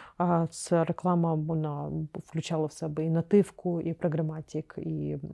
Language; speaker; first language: Ukrainian; non-native, local second language; Crimean Tatar